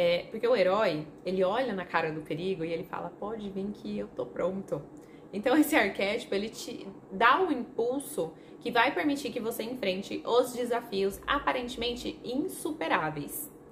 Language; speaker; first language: Portuguese; non-native, fluent; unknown